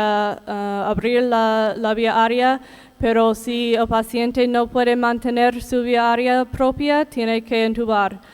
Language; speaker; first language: Spanish; non-native, fluent; English